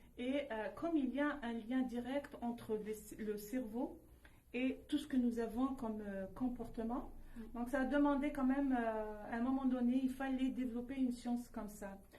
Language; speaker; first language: French; non-native, local second language; Arabic